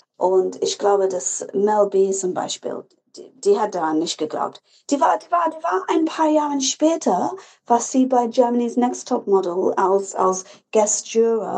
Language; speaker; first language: German; non-native, fluent; English